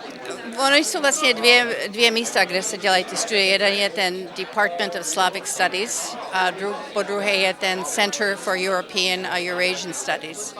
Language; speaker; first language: Czech; early bilingual, heritage; Czech